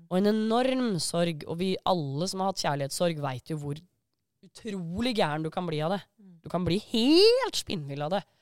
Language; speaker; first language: Norwegian; native; Norwegian